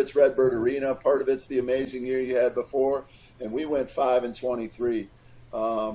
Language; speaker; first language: English; native; English